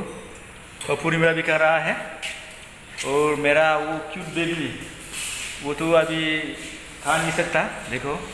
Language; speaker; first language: Hindi; non-native, local second language; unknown